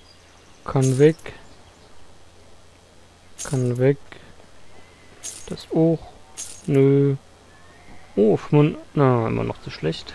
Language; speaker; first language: German; native; German